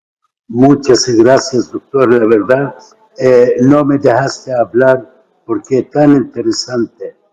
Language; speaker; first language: Spanish; non-native, fluent; Arabic